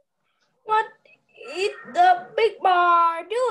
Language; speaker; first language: English; non-native, learner; Vietnamese